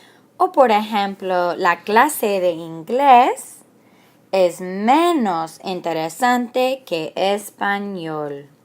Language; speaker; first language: Spanish; non-native, fluent; English